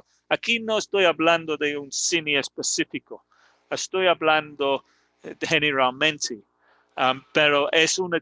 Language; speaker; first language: Spanish; non-native, fluent; English